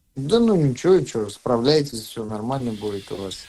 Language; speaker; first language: Russian; native; Russian